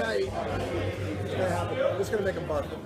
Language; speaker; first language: English; native; English